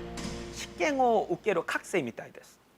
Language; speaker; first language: Japanese; non-native, learner; Korean